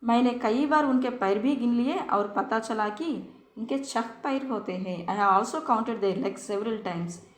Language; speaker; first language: Hindi; non-native, local second language; Telugu